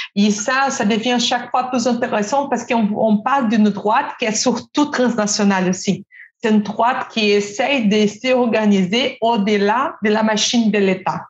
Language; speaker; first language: French; non-native, fluent; Portuguese